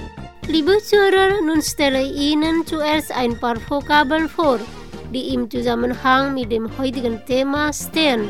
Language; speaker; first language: German; non-native, learner; Indonesian